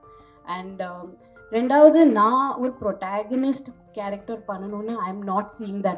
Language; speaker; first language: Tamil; non-native, fluent; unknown